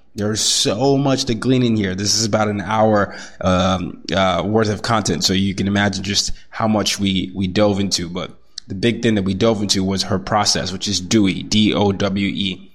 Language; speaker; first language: English; non-native, local second language; Yoruba